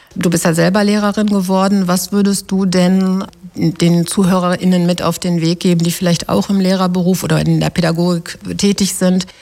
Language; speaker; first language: German; native; German